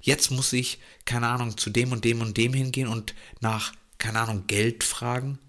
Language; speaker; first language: German; native; German